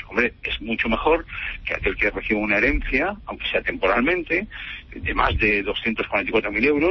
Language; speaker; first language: Spanish; native; Spanish